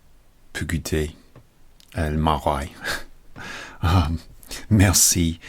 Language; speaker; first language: French; non-native, learner; English